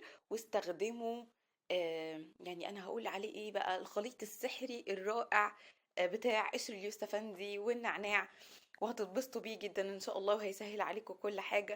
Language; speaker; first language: Arabic; native; Arabic